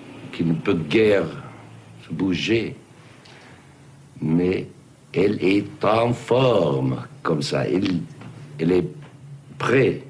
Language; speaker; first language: French; non-native, fluent; English